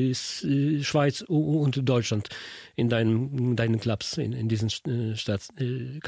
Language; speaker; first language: German; non-native, learner; Polish